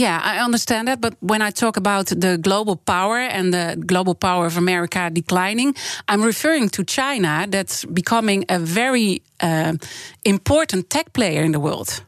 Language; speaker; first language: English; non-native, fluent; Dutch